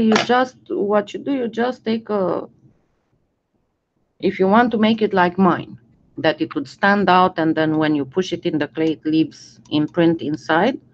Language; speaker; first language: English; non-native, fluent; French